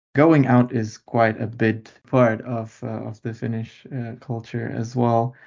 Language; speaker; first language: English; non-native, fluent; Lithuanian